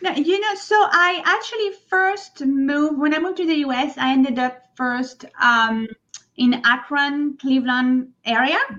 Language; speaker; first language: English; non-native, fluent; French